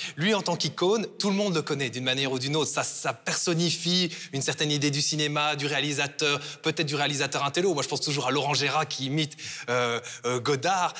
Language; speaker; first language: French; native; French